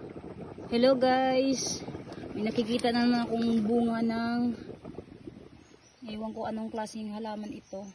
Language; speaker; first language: Filipino; non-native, local second language; Cebuano